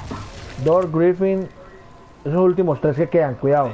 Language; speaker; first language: Spanish; native; Spanish